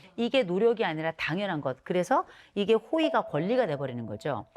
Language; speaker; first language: Korean; native; Korean